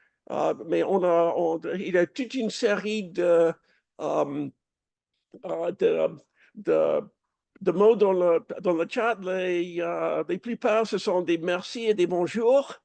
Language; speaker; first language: French; non-native, fluent; English